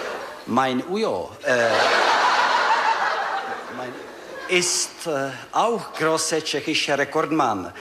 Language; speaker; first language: German; non-native, learner; Czech